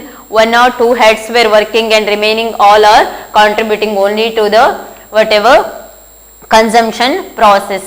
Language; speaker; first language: English; non-native, local second language; Kannada